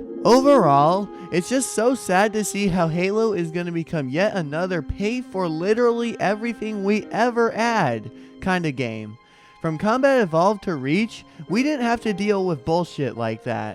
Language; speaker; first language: English; native; English